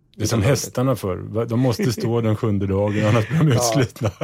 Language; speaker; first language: Swedish; native; Swedish